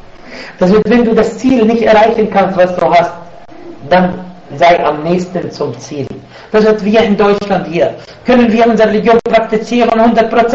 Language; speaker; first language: German; non-native, fluent; Arabic